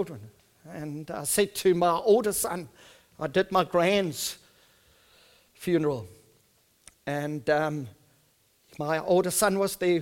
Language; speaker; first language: English; non-native, local second language; Afrikaans